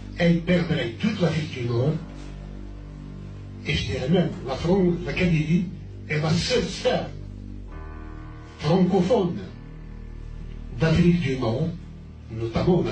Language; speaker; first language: French; non-native, local second language; Kabyle